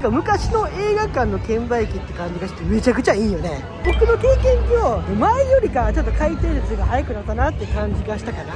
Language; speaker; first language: Japanese; native; Japanese